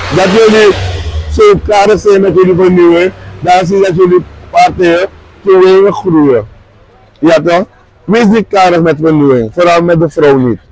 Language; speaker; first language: Dutch; native; Dutch